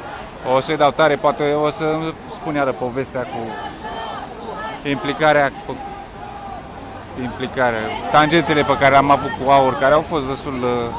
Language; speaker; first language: Romanian; native; Romanian